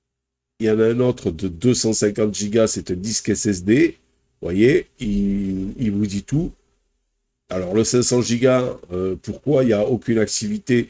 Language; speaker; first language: French; native; French